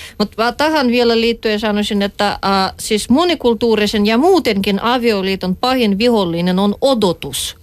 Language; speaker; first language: Finnish; non-native, fluent; Russian